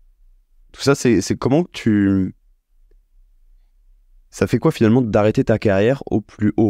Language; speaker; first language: French; native; French